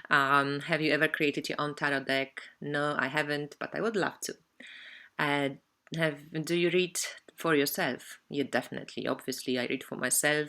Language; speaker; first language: English; non-native, fluent; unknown